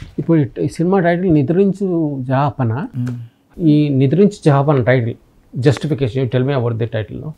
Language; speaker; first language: Telugu; native; Telugu